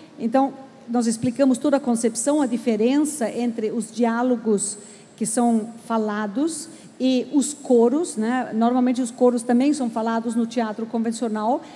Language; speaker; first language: Portuguese; non-native, fluent; German